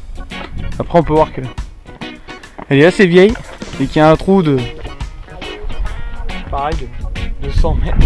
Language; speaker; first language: French; native; French